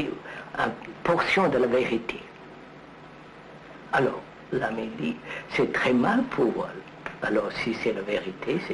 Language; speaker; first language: French; non-native, learner; Telugu